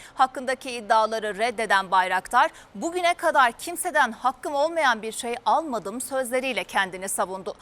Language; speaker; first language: Turkish; native; Turkish